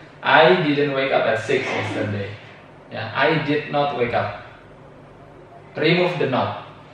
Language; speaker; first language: English; non-native, fluent; Indonesian